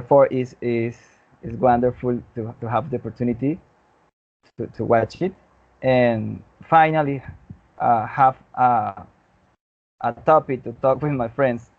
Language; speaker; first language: English; non-native, learner; Spanish